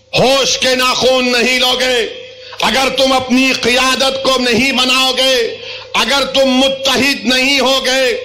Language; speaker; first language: Urdu; native; Urdu